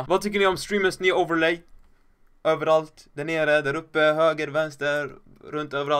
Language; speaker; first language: Swedish; native; Swedish